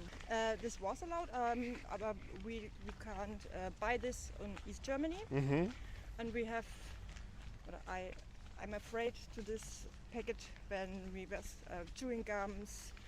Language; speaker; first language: English; non-native, learner; German